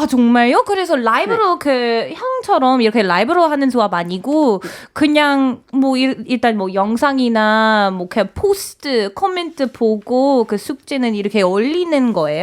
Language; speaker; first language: Korean; non-native, fluent; English